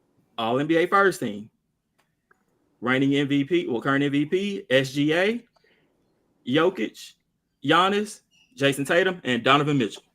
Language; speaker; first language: English; native; English